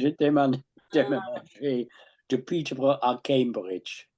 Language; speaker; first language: French; non-native, fluent; English